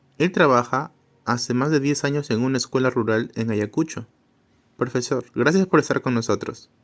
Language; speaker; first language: Spanish; native; Spanish